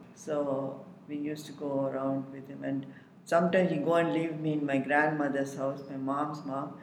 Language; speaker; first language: English; non-native, local second language; Tamil